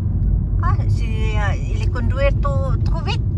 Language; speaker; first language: French; non-native, learner; Filipino